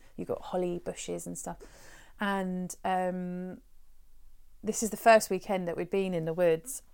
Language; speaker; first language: English; native; English